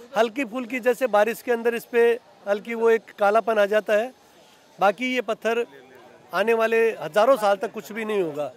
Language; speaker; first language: Hindi; native; Hindi